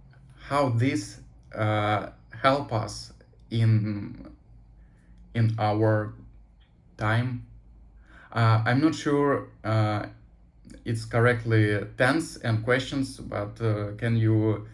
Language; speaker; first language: English; non-native, learner; Russian